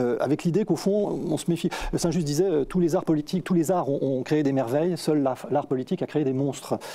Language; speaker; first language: French; native; French